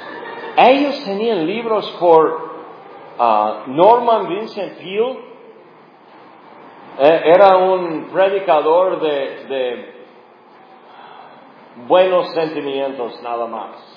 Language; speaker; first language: Spanish; non-native, fluent; English